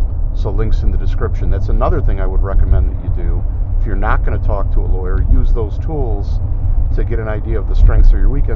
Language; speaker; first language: English; native; English